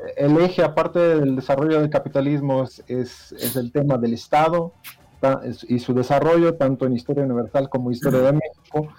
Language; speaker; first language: Spanish; non-native, fluent; Dutch